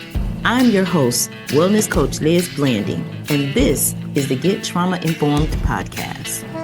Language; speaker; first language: English; native; English